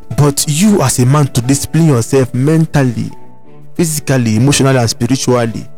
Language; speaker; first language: English; non-native, local second language; Igbo